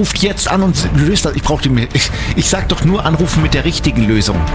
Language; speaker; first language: German; native; German